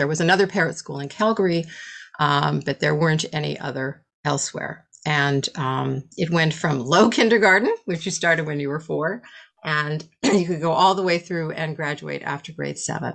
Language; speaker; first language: English; native; English